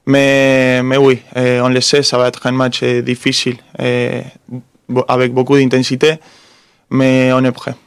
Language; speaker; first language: French; non-native, fluent; Spanish